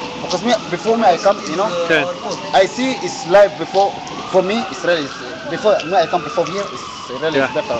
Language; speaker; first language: English; non-native, learner; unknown